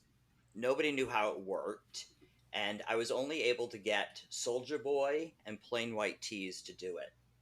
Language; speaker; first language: English; native; English